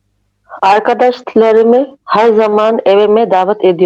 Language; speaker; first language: Turkish; non-native, learner; Urdu